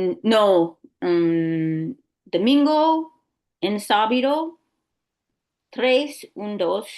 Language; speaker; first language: Spanish; non-native, learner; English